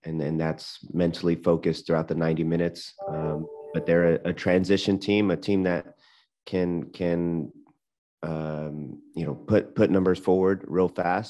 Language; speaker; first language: English; early bilingual, other home language; Spanish